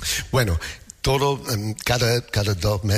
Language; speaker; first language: Spanish; non-native, learner; English